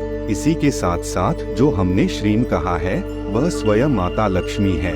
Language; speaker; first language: Hindi; native; Hindi